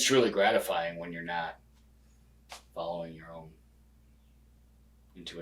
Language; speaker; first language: English; native; English